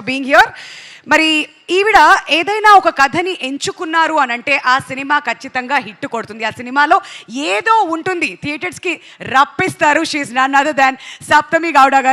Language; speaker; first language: Telugu; native; Telugu